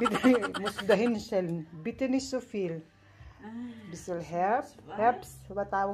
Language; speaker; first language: German; non-native, learner; Filipino